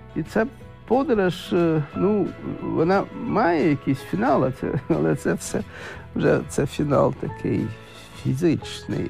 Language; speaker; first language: Ukrainian; non-native, local second language; Russian